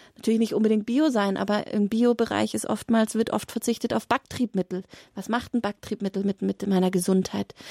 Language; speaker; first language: German; native; German